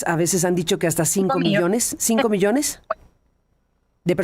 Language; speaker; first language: Spanish; native; Spanish